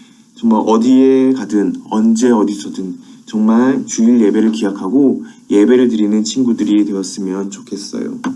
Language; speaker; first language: Korean; native; Korean